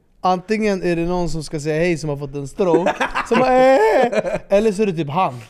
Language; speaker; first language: Swedish; native; Swedish